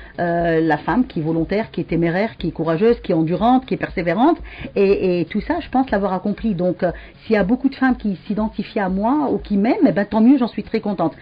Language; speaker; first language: French; non-native, local second language; Arabic